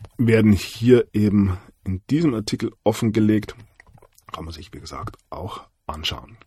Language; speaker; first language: German; native; German